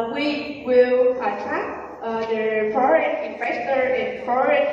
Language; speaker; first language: English; non-native, learner; Vietnamese